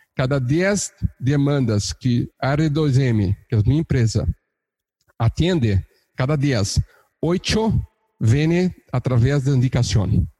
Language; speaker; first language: Portuguese; native; Portuguese